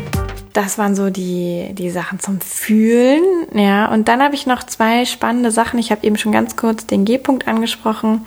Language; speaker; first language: German; native; German